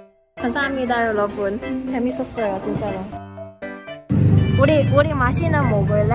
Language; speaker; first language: Korean; non-native, learner; Cantonese